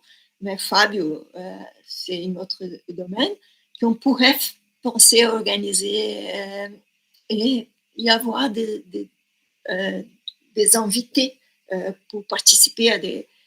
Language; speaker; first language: French; non-native, fluent; Portuguese